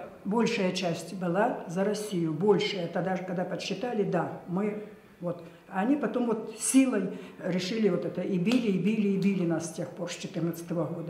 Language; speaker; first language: Russian; native; Russian